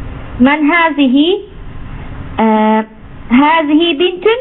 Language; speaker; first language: Arabic; non-native, learner; Turkish